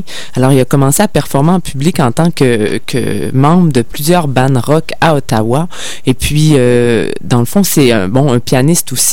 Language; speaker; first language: French; native; French